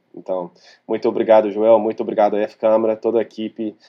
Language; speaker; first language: Portuguese; non-native, fluent; English